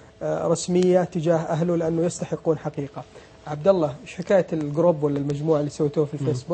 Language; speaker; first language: Arabic; native; Arabic